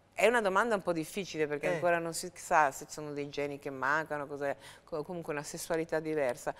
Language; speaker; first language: Italian; native; Italian